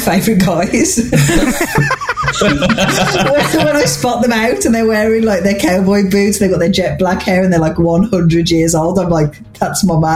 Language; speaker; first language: English; native; English